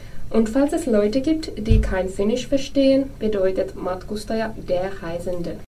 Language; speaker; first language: German; non-native, fluent; Finnish